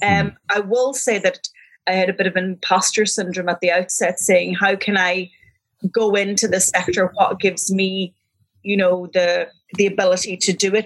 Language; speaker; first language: English; native; English